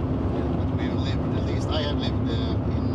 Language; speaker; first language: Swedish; native; Swedish